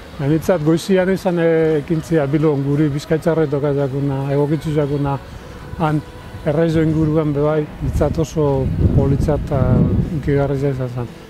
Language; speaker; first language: Basque; native; Basque